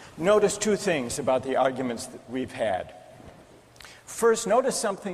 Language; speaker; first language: English; native; English